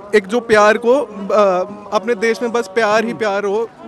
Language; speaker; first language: Hindi; native; Hindi